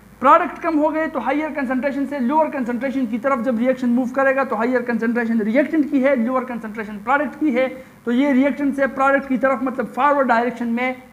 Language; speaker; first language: Urdu; non-native, local second language; Pashto